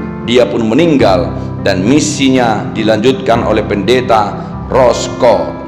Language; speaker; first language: Indonesian; native; Indonesian